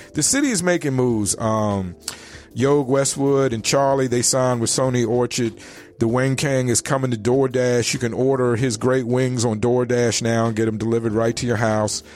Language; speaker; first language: English; native; English